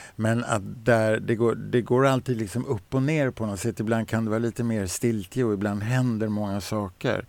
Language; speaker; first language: Swedish; native; Swedish